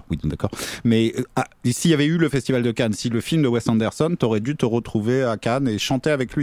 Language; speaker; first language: French; native; French